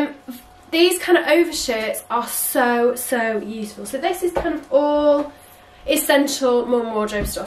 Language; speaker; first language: English; native; English